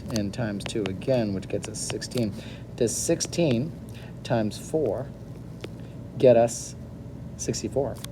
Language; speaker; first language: English; native; English